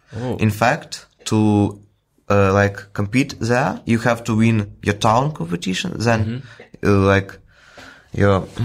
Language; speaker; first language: English; non-native, fluent; Ukrainian